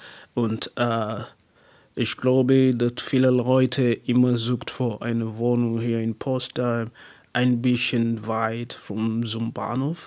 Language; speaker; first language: German; non-native, learner; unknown